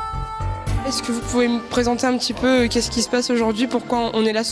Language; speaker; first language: French; native; French